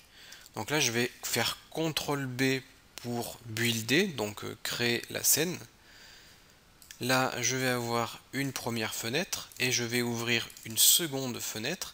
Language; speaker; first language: French; native; French